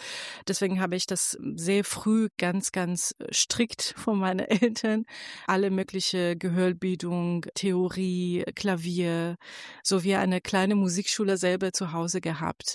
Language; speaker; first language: German; non-native, fluent; Persian